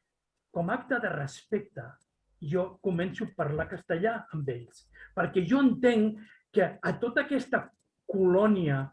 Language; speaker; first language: Catalan; non-native, local second language; Spanish